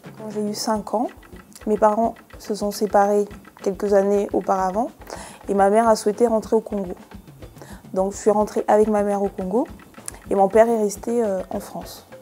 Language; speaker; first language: French; early bilingual, other home language; Lingala